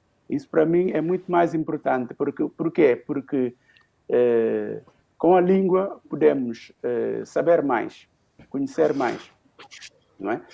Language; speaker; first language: Portuguese; non-native, local second language; Upper Guinea Crioulo